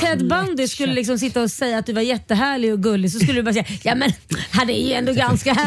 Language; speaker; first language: Swedish; native; Swedish